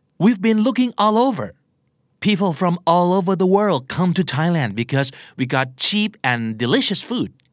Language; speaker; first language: English; non-native, fluent; Thai